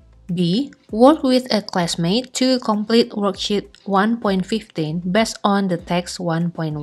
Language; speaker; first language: English; non-native, fluent; Indonesian